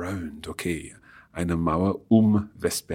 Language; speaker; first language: German; non-native, learner; English